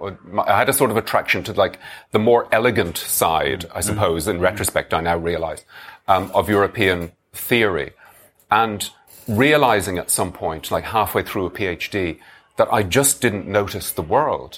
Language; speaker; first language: English; native; English